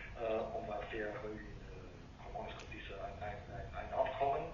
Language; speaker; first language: French; non-native, learner; German